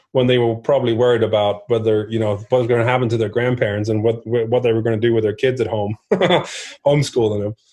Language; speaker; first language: English; non-native, fluent; Norwegian